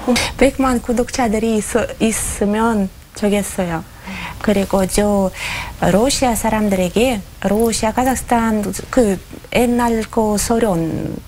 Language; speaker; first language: Korean; non-native, learner; Russian